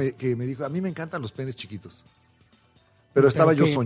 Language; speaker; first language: Spanish; native; Spanish